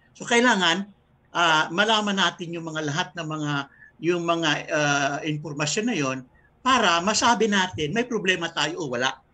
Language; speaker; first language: Filipino; native; Filipino